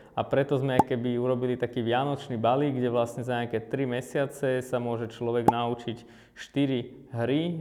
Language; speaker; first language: Slovak; early bilingual, other home language; Armenian